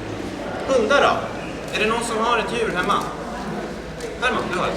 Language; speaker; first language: Swedish; native; Swedish